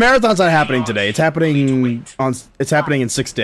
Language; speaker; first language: English; native; English